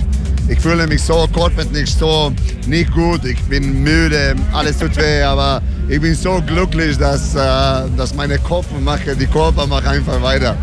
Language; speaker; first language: German; non-native, fluent; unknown